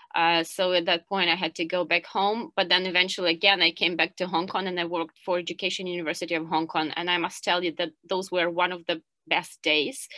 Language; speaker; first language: English; non-native, fluent; Ukrainian